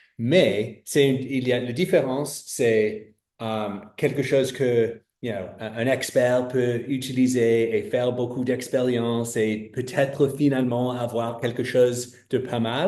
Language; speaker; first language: French; non-native, fluent; English